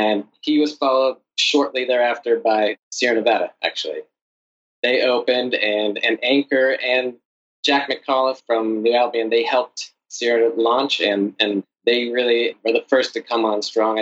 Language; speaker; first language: English; native; English